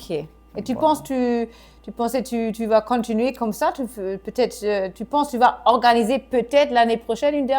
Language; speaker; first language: French; non-native, fluent; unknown